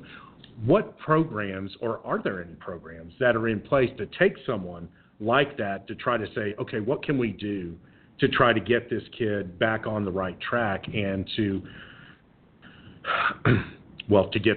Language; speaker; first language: English; native; English